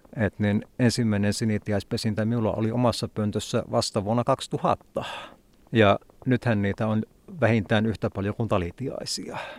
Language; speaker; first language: Finnish; native; Finnish